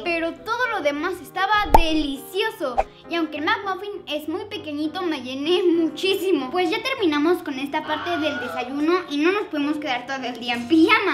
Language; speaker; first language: Spanish; native; Spanish